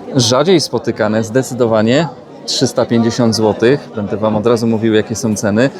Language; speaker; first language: Polish; native; Polish